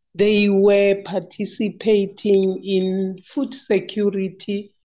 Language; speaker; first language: English; non-native, local second language; Northern Sotho